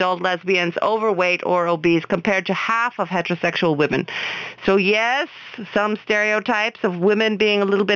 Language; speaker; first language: English; native; English